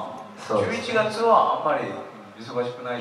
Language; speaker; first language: Japanese; non-native, fluent; Korean